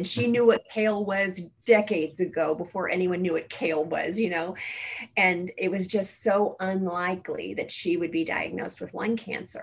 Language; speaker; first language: English; native; English